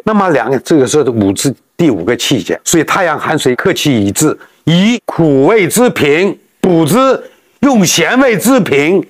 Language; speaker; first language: Chinese; native; Chinese